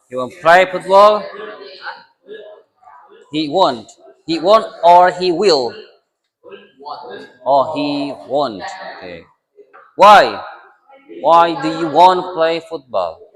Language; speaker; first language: English; non-native, learner; Indonesian